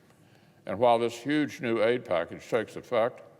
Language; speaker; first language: English; native; English